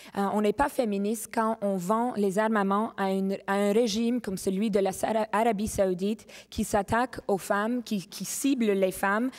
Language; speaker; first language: French; non-native, local second language; English